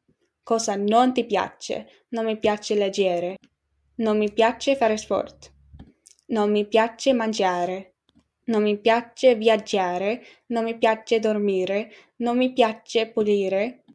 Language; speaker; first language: Italian; non-native, learner; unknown